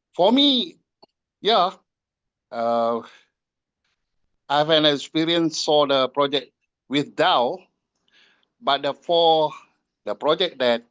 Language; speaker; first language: English; non-native, fluent; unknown